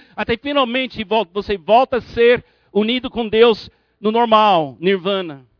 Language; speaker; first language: Portuguese; non-native, fluent; English